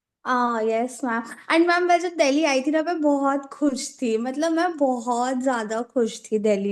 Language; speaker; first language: Hindi; native; Hindi